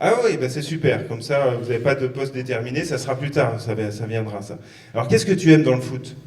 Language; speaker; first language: French; native; French